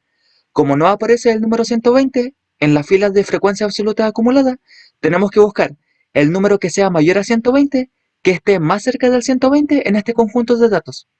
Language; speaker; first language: Spanish; native; Spanish